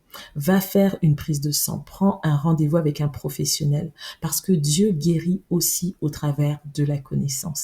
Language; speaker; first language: French; native; French